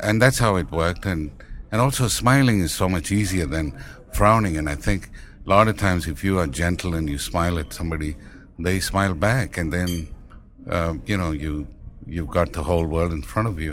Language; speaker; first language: English; non-native, local second language; Tamil